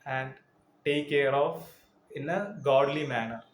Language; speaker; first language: English; non-native, local second language; Malayalam